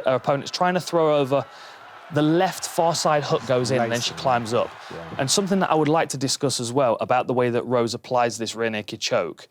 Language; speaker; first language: English; native; English